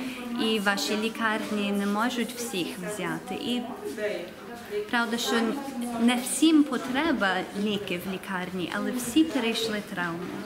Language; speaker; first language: Ukrainian; early bilingual, heritage; English